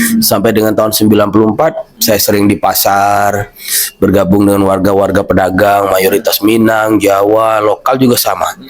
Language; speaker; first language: Indonesian; native; Indonesian